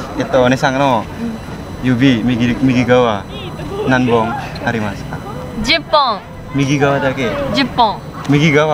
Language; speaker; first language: Japanese; non-native, learner; Indonesian